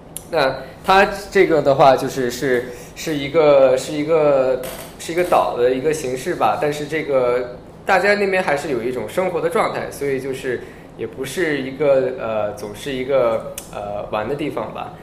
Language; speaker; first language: Chinese; early bilingual, heritage; Chinese